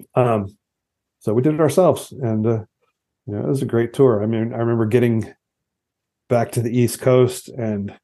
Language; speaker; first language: English; native; English